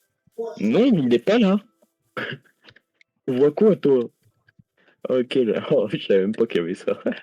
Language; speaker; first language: French; native; French